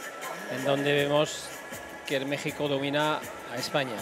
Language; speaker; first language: Spanish; non-native, fluent; French